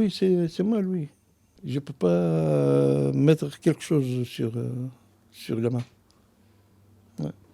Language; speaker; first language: French; non-native, learner; Arabic